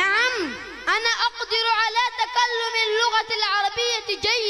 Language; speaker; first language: Arabic; non-native, learner; Urdu